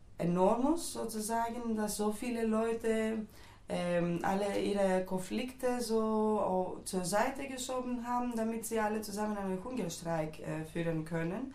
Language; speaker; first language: German; non-native, fluent; Greek